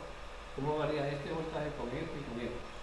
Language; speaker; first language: Spanish; native; Spanish